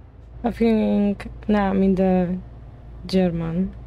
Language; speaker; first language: English; non-native, learner; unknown